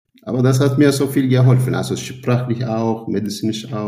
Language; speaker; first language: German; non-native, fluent; Turkish